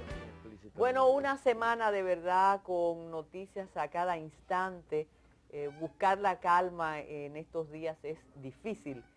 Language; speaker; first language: Spanish; native; Spanish